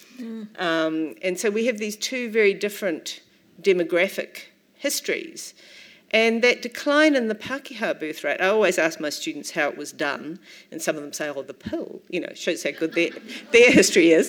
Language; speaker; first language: English; native; English